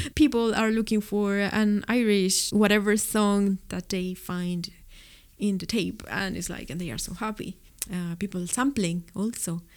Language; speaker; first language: English; non-native, fluent; Spanish